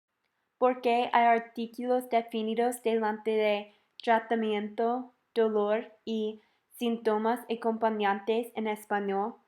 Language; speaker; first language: Spanish; non-native, fluent; English